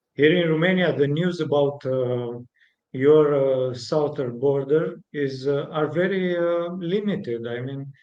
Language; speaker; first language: English; non-native, fluent; Romanian